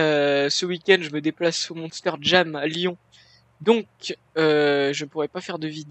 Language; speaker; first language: French; native; French